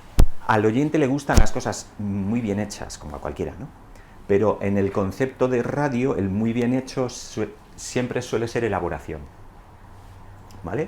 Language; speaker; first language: Spanish; native; Spanish